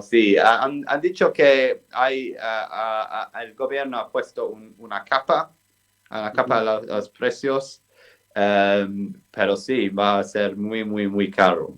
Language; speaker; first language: Spanish; non-native, fluent; English